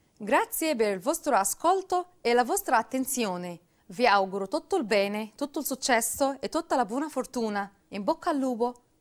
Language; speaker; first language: Italian; non-native, fluent; Arabic